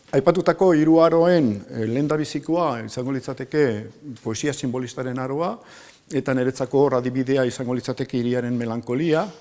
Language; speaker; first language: Basque; native; Basque